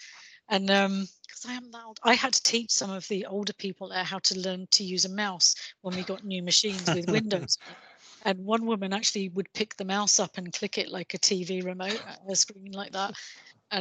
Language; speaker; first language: English; native; English